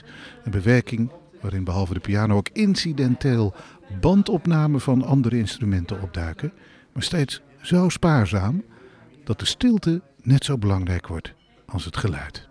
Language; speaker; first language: Dutch; native; Dutch